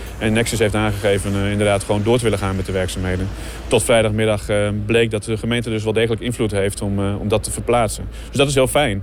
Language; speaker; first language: Dutch; native; Dutch